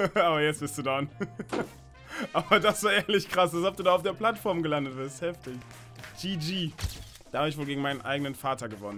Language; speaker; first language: German; native; German